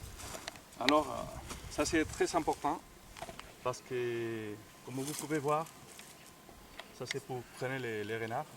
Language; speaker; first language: French; non-native, fluent; Spanish